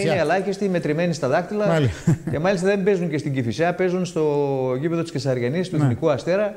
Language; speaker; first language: Greek; native; Greek